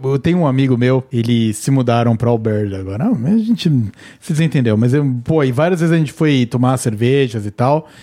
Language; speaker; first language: Portuguese; native; Portuguese